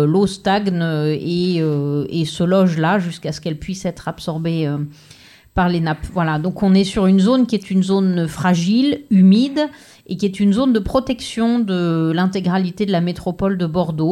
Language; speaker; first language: French; native; French